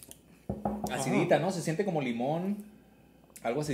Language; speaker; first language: Spanish; native; Spanish